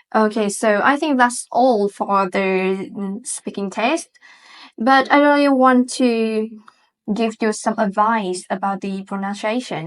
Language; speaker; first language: English; non-native, fluent; Vietnamese